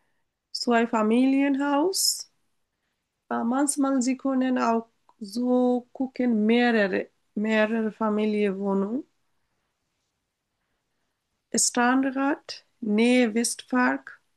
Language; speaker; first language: German; non-native, learner; Bangla